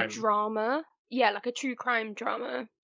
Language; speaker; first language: English; native; English